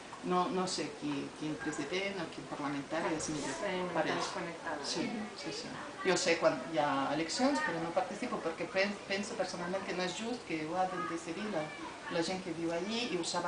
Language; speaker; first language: Catalan; non-native, fluent; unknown